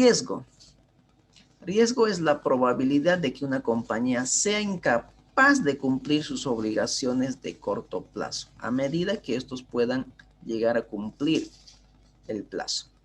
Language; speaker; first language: Spanish; native; Spanish